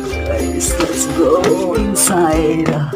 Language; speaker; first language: English; non-native, learner; Filipino